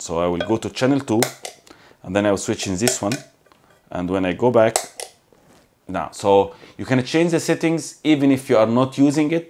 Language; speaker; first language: English; non-native, fluent; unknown